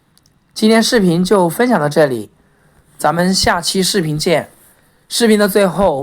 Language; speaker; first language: Chinese; native; Chinese